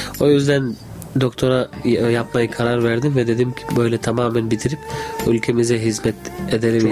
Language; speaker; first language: Turkish; non-native, fluent; Arabic